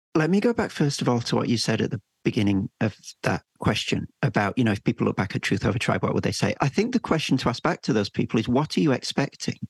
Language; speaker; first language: English; native; English